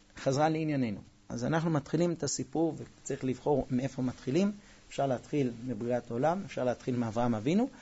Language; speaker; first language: Hebrew; non-native, fluent; English